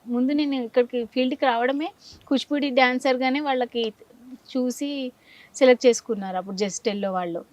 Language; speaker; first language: Telugu; native; Telugu